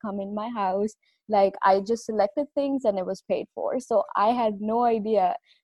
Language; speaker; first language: English; non-native, local second language; Punjabi